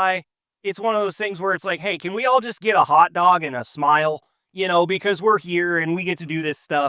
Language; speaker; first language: English; native; English